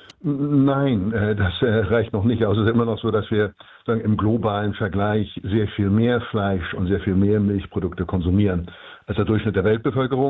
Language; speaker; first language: German; native; German